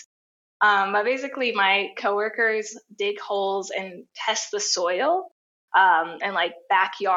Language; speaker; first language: English; native; English